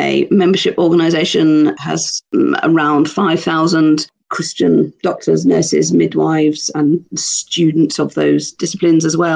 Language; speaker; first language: English; native; English